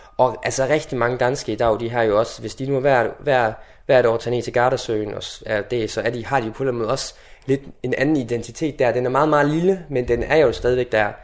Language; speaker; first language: Danish; native; Danish